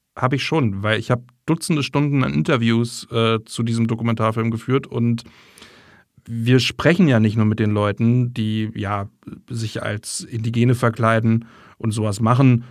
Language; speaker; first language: German; non-native, fluent; English